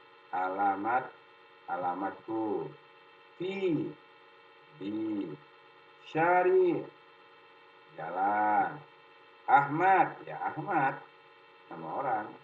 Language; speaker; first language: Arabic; non-native, fluent; Indonesian